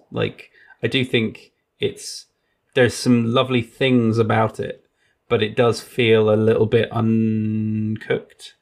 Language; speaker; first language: English; native; English